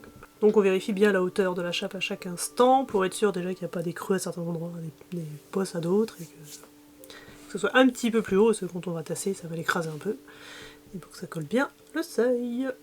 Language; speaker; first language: French; native; French